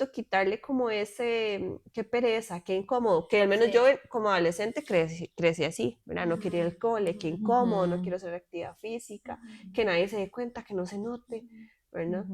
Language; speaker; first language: Spanish; native; Spanish